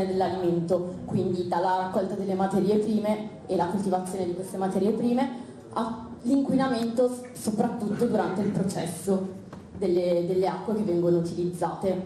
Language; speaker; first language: Italian; native; Italian